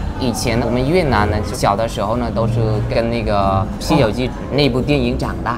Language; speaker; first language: Chinese; non-native, fluent; Vietnamese